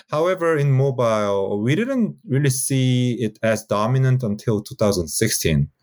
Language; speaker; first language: English; non-native, fluent; Korean